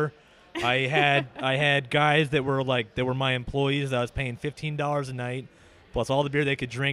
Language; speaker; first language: English; native; English